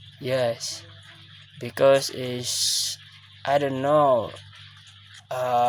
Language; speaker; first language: English; non-native, learner; Indonesian